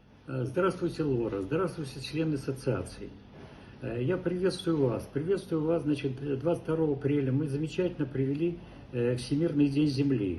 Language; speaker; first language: Russian; native; Russian